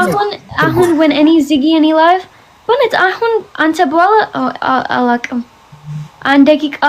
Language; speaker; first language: Amharic; early bilingual, heritage; English